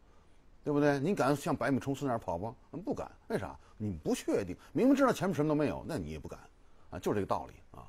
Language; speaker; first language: Chinese; native; Chinese